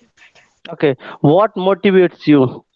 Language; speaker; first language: English; non-native, local second language; Hindi